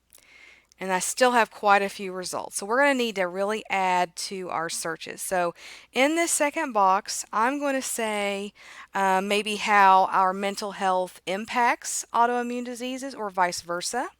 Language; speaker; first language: English; native; English